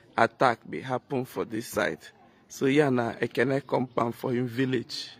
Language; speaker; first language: Nigerian Pidgin; non-native, local second language; Igbo